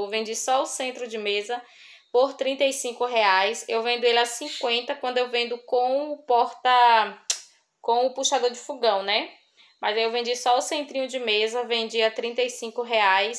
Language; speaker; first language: Portuguese; native; Portuguese